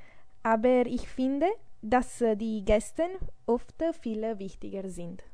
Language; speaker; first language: German; non-native, learner; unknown